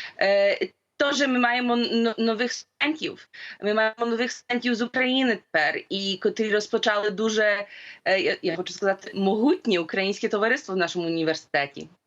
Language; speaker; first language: Ukrainian; early bilingual, heritage; Ukrainian